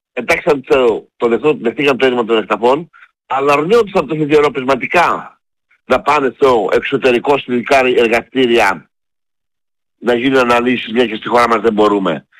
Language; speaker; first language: Greek; native; Greek